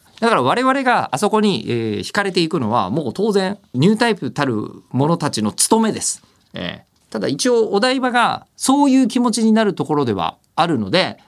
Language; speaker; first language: Japanese; native; Japanese